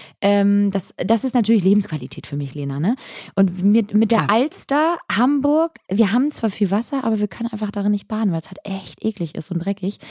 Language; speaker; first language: German; early bilingual, other home language; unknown